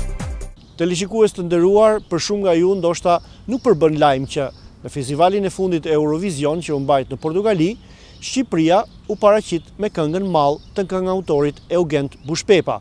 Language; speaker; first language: Albanian; native; Albanian